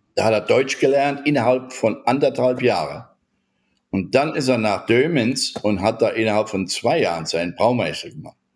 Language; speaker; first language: German; native; German